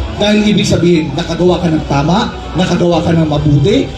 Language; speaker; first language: Filipino; native; Filipino